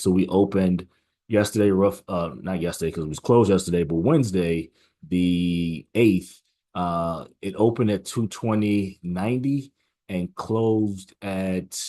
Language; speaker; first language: English; native; English